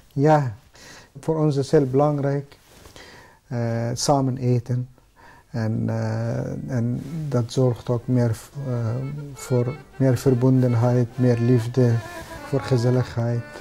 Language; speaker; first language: Dutch; non-native, fluent; Persian